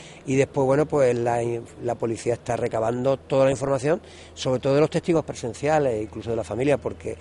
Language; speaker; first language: Spanish; native; Spanish